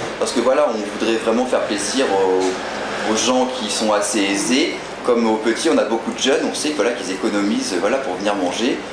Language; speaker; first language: French; native; French